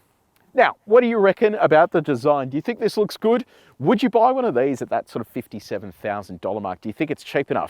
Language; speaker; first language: English; native; English